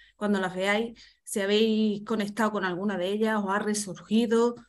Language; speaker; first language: Spanish; native; Spanish